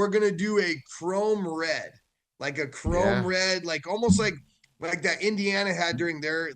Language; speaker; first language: English; native; English